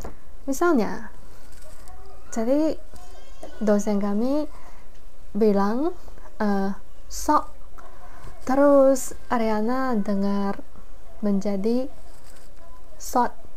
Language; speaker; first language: Indonesian; non-native, fluent; Chinese